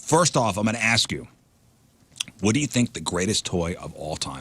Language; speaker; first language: English; native; English